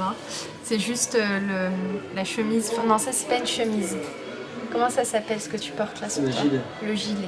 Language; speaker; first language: French; native; French